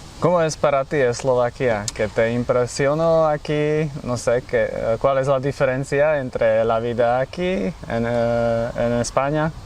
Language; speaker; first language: Spanish; non-native, fluent; Slovak